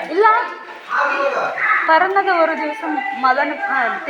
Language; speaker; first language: Malayalam; non-native, local second language; Telugu